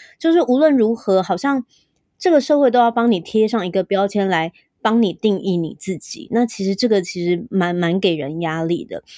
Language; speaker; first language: Chinese; native; Chinese